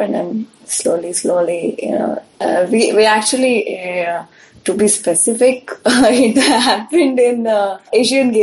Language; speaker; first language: English; non-native, local second language; Marathi